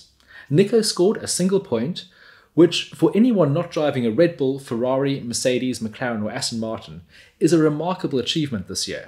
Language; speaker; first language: English; native; English